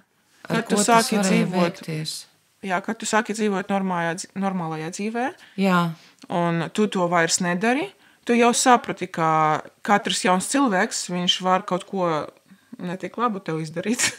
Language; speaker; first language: Latvian; non-native, local second language; Russian